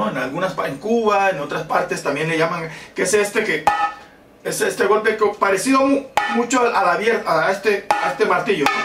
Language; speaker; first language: Spanish; native; Spanish